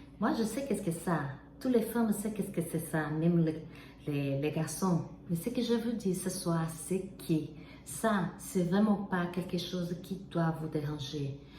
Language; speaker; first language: French; non-native, fluent; Portuguese